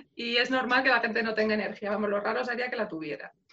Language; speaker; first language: Spanish; native; Spanish